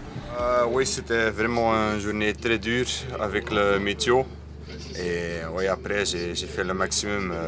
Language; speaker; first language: French; non-native, learner; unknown